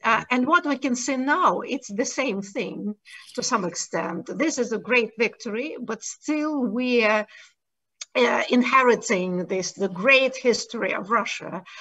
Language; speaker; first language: English; non-native, fluent; Russian